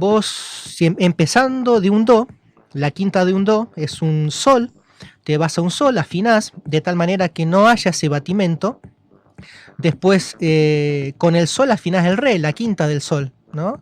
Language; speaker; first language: Spanish; native; Spanish